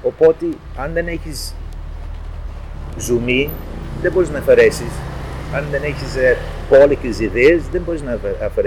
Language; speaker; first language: Greek; non-native, fluent; English